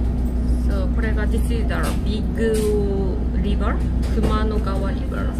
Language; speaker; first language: English; non-native, learner; Japanese